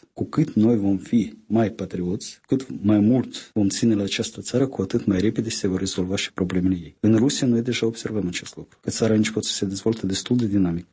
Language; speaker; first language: Romanian; non-native, fluent; Russian